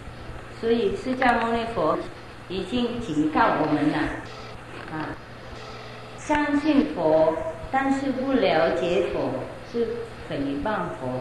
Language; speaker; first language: Chinese; non-native, fluent; Vietnamese